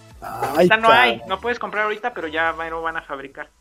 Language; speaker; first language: Spanish; native; Spanish